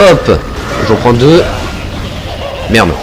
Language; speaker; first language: French; native; French